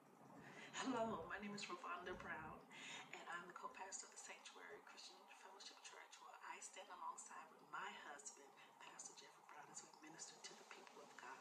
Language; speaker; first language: English; native; English